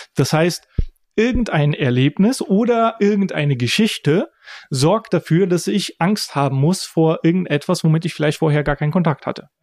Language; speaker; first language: German; early bilingual, other home language; Bulgarian